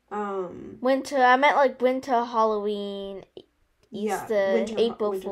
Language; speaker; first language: English; native; English